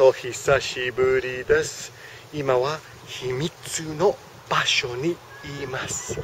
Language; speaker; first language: Japanese; non-native, fluent; English